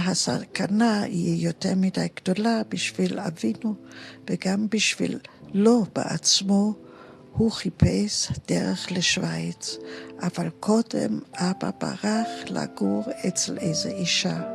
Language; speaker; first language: Hebrew; non-native, fluent; German